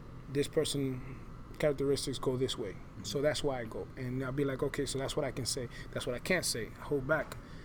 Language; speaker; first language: English; early bilingual, other home language; Spanish